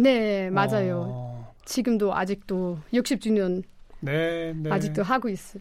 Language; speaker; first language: Korean; non-native, fluent; German